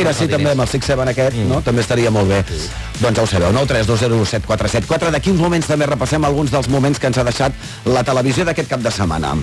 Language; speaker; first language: Catalan; native; Catalan